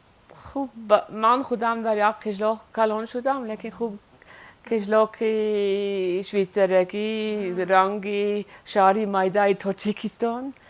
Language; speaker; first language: Persian; non-native, learner; Swiss German